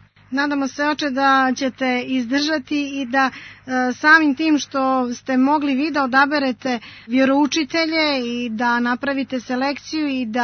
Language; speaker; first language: Croatian; native; Croatian